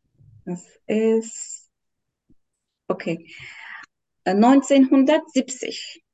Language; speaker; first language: German; non-native, learner; Turkish